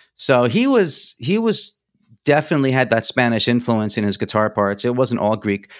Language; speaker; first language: English; early bilingual, other home language; Greek